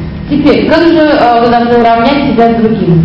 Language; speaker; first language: Russian; native; Russian